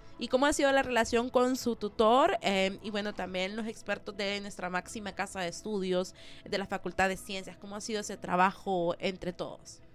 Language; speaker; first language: Spanish; native; Spanish